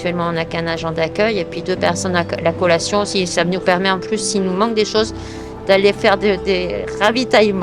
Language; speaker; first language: French; native; French